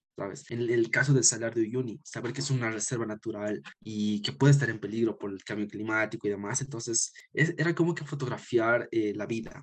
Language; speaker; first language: Spanish; native; Spanish